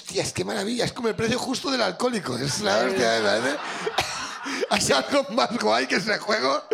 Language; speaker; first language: Spanish; native; Spanish